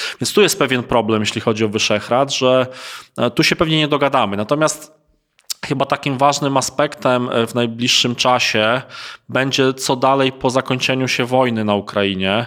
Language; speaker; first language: Polish; native; Polish